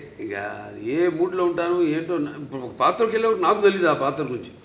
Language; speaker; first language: Telugu; native; Telugu